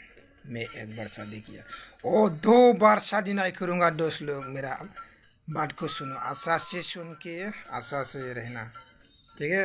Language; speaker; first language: Hindi; non-native, local second language; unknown